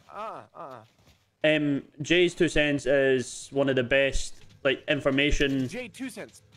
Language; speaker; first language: English; native; English